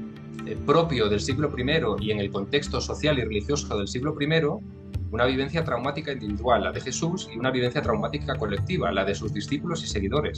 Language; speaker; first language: Spanish; native; Spanish